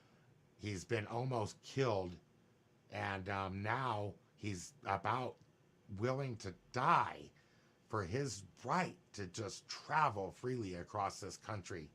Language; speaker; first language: English; native; English